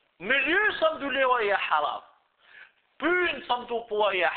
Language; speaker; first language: Danish; early bilingual, other home language; Arabic